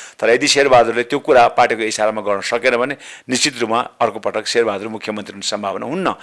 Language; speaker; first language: Nepali; non-native, local second language; Sherpa